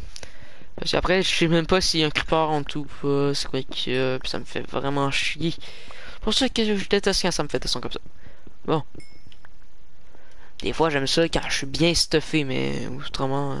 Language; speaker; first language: French; native; French